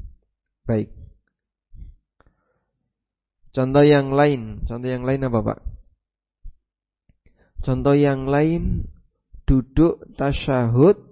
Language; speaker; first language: Indonesian; native; Indonesian